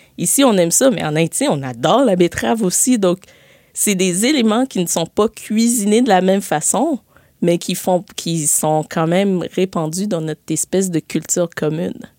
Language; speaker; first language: French; early bilingual, other home language; Haitian Creole